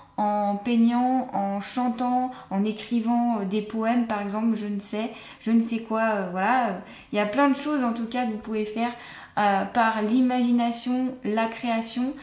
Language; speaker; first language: French; native; French